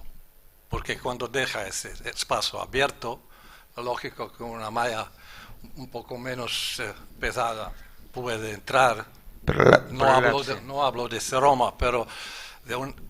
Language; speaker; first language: Spanish; non-native, fluent; German